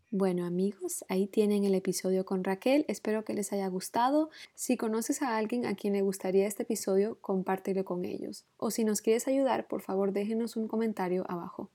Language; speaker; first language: Spanish; early bilingual, heritage; Spanish